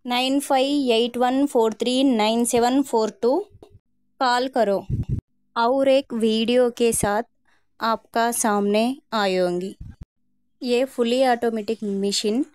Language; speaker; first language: Hindi; non-native, local second language; Telugu